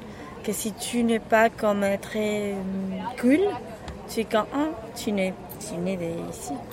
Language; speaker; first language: French; non-native, learner; Spanish